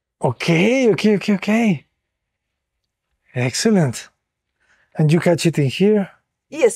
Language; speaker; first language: English; non-native, fluent; Spanish